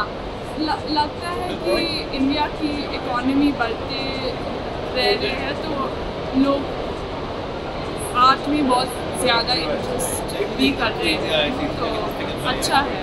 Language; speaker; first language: Hindi; non-native, learner; English